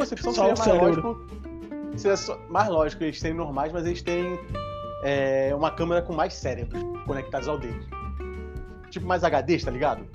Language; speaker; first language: Portuguese; native; Portuguese